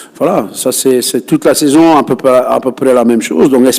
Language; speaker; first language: French; non-native, fluent; Dutch